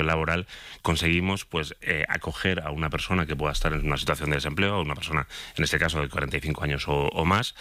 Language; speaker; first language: Spanish; native; Spanish